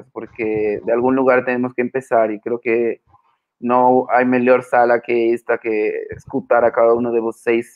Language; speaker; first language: Portuguese; non-native, fluent; Spanish